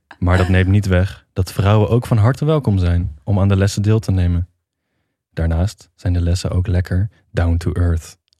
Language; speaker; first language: Dutch; native; Dutch